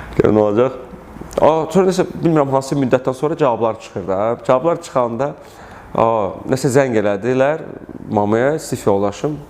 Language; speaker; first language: Azerbaijani; early bilingual, heritage; Russian